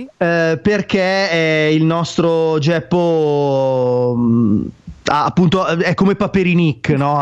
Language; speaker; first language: Italian; native; Italian